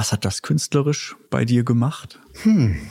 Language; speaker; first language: German; native; German